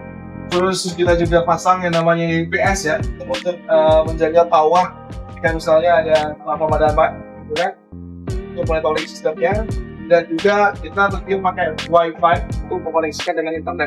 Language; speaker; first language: Indonesian; native; Indonesian